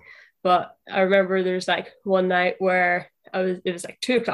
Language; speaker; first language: English; native; English